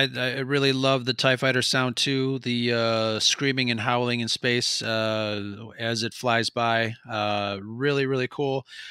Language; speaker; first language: English; non-native, fluent; Spanish